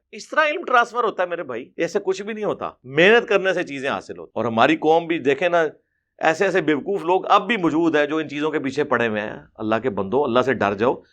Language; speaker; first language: Urdu; non-native, local second language; Punjabi